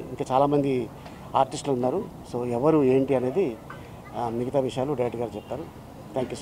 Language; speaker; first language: Telugu; native; Telugu